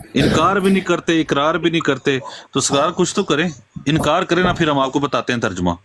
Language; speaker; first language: Hindi; non-native, local second language; Punjabi